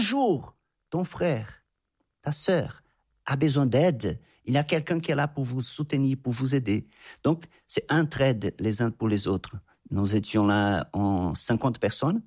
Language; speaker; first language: French; non-native, fluent; Portuguese